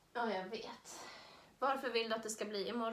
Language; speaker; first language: Swedish; native; Swedish